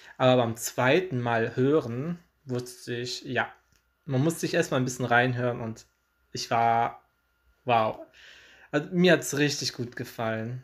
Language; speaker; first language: German; native; German